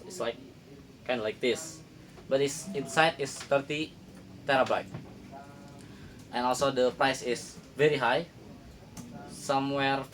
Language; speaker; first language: English; non-native, learner; Indonesian